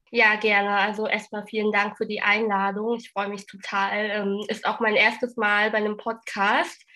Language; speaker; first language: German; early bilingual, other home language; Vietnamese